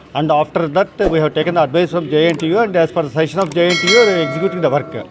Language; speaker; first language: English; non-native, local second language; Telugu